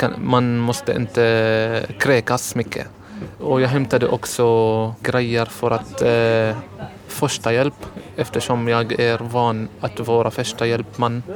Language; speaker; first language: Swedish; non-native, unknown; Arabic